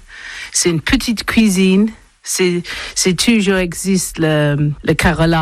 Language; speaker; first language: French; non-native, learner; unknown